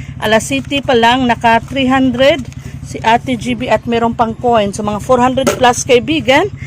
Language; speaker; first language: Filipino; non-native, local second language; Cebuano